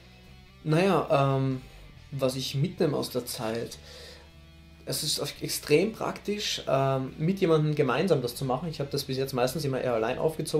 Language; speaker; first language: German; native; German